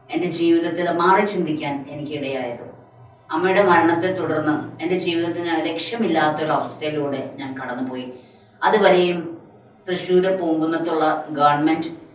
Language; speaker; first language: Malayalam; non-native, local second language; Tamil